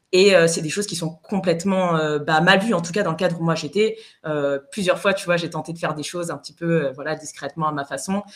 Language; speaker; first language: French; non-native, fluent; Spanish